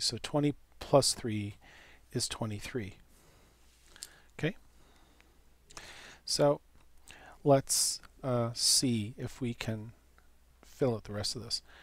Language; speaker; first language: English; native; English